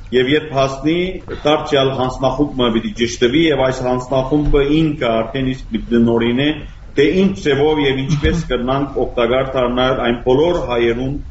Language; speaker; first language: Armenian; native; Armenian